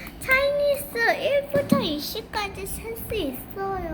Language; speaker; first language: Korean; early bilingual, heritage; Korean